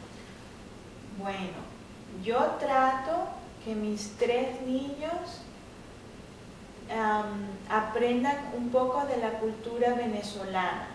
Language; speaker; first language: Spanish; native; Spanish